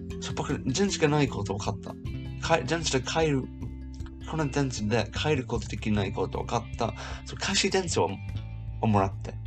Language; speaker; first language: Japanese; non-native, learner; English